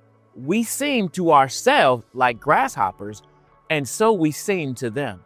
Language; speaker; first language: English; native; English